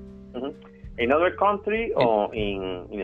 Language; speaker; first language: English; non-native, learner; Spanish